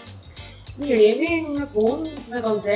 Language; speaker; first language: Albanian; native; Albanian